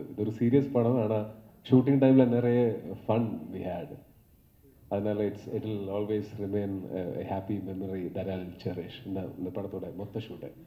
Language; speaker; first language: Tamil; non-native, local second language; Malayalam